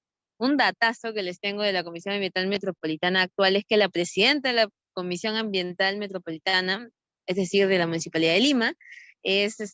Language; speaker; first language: Spanish; native; Spanish